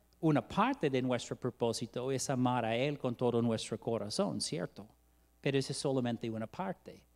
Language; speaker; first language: Spanish; non-native, fluent; English